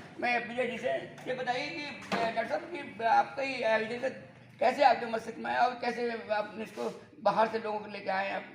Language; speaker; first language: Hindi; native; Hindi